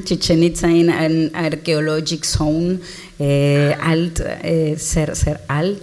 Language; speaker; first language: German; non-native, learner; Spanish